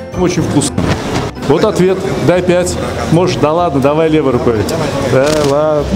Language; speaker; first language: Russian; native; Russian